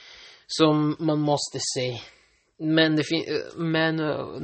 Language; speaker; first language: Swedish; non-native, local second language; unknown